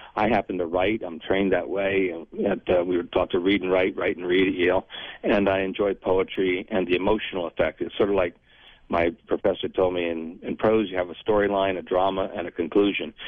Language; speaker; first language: English; native; English